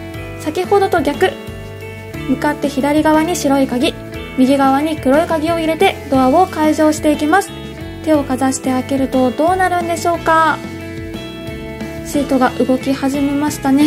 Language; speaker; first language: Japanese; native; Japanese